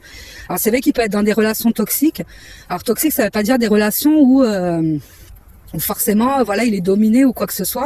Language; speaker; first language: French; native; French